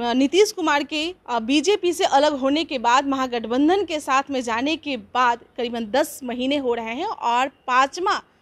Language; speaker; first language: Hindi; native; Hindi